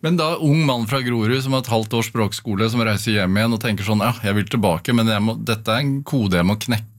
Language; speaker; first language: Norwegian; native; Norwegian